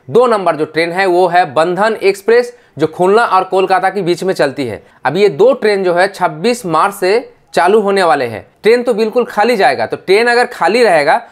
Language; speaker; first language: Hindi; non-native, fluent; Bangla